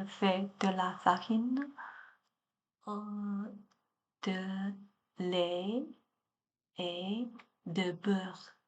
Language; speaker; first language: French; non-native, learner; Chinese